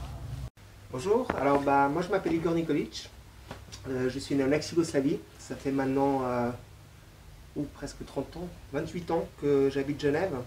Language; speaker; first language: French; non-native, fluent; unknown